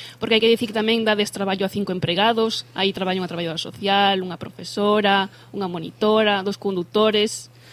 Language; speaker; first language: Galician; native; Galician